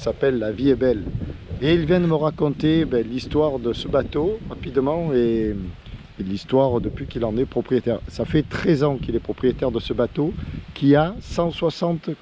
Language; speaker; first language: French; native; French